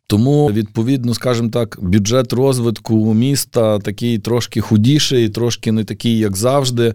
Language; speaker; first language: Ukrainian; native; Ukrainian